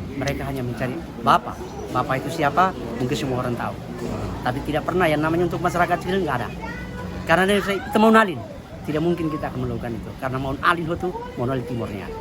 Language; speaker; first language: Indonesian; non-native, local second language; Tetum